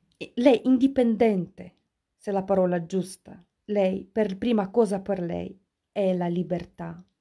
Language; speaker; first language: Italian; non-native, fluent; Russian